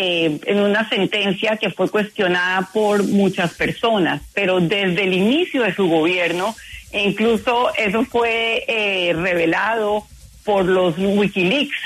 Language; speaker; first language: Spanish; native; Spanish